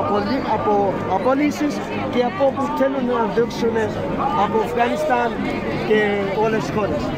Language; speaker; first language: Greek; non-native, learner; Urdu